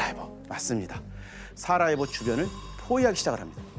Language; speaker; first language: Korean; native; Korean